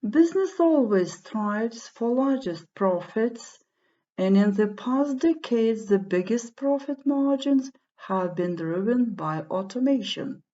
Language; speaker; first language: English; non-native, fluent; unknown